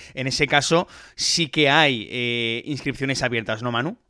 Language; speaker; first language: Spanish; native; Spanish